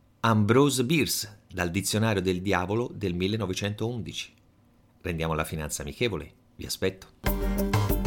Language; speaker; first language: Italian; native; Italian